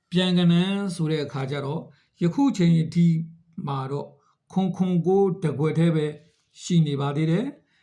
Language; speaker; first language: Burmese; native; Burmese